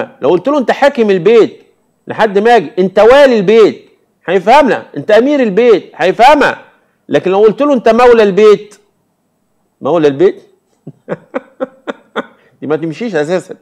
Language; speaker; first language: Arabic; native; Arabic